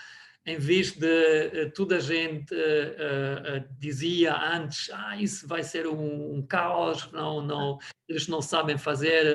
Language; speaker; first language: Portuguese; non-native, fluent; German